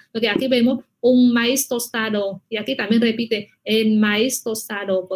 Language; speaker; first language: Spanish; non-native, fluent; Vietnamese